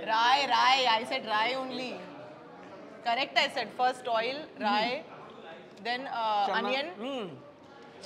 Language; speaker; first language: Telugu; non-native, local second language; Bangla